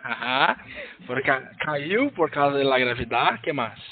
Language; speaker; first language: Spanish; non-native, learner; Portuguese